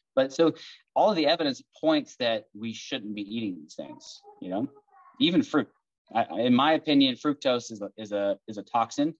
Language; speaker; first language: English; native; English